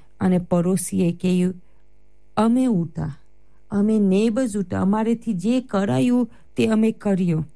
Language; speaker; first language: Gujarati; early bilingual, heritage; Gujarati